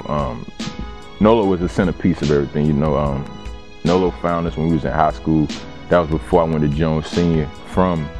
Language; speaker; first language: English; native; English